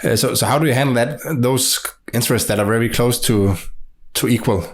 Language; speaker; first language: English; non-native, fluent; Danish